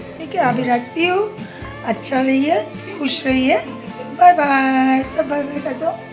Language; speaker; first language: Hindi; non-native, local second language; Bangla